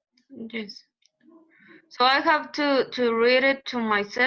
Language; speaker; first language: English; non-native, learner; Spanish